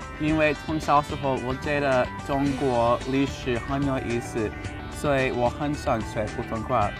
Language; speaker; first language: Chinese; non-native, learner; English